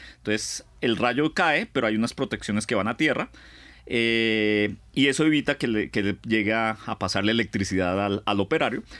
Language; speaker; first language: Spanish; native; Spanish